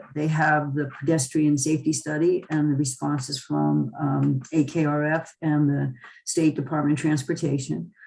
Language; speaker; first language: English; native; English